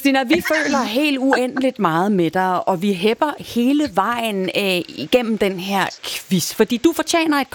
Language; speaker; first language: Danish; native; Danish